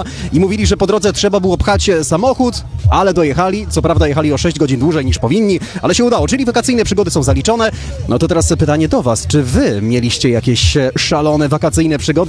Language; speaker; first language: Polish; native; Polish